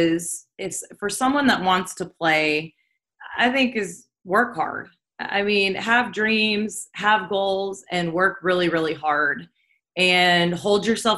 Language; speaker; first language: English; native; English